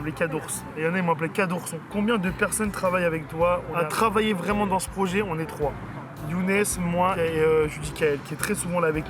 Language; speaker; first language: French; native; French